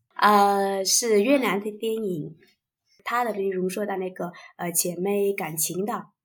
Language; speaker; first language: Chinese; non-native, fluent; Vietnamese